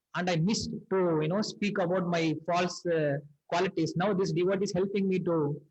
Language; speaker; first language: English; non-native, local second language; Tamil